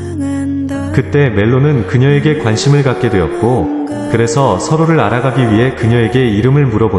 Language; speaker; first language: Korean; non-native, learner; Filipino